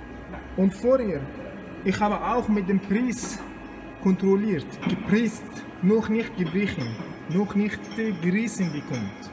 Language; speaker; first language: German; non-native, learner; Persian